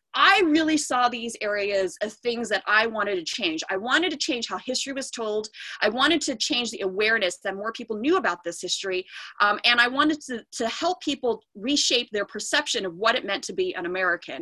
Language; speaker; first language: English; native; English